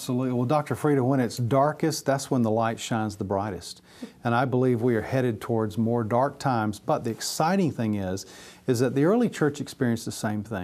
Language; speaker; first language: English; native; English